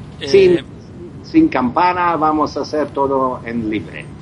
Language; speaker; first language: Spanish; non-native, learner; Croatian